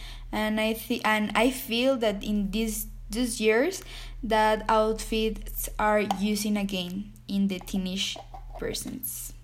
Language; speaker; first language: English; non-native, learner; Spanish